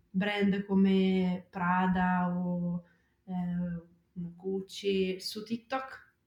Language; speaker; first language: Italian; native; Italian